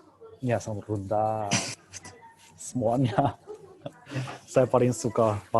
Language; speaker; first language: Indonesian; non-native, learner; Japanese